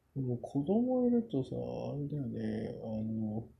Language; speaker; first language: Japanese; non-native, fluent; Korean